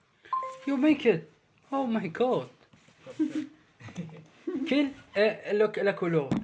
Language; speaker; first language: French; non-native, learner; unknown